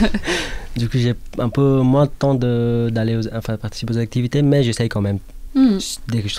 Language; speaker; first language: French; non-native, fluent; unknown